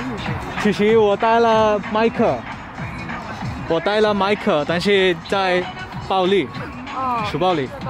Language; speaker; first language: Chinese; non-native, learner; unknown